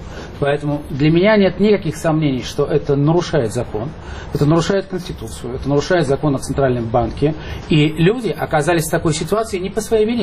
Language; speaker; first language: Russian; native; Russian